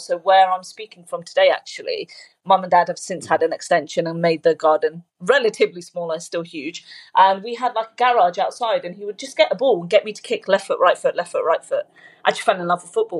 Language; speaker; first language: English; early bilingual, other home language; Punjabi